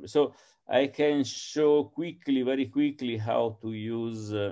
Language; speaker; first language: English; non-native, fluent; Italian